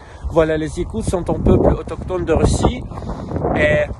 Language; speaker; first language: French; non-native, fluent; Russian